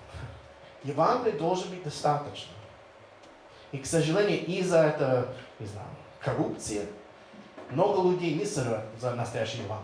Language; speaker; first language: Russian; non-native, fluent; English